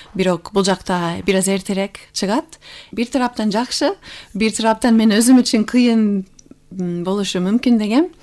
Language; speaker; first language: Kyrgyz; non-native, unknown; English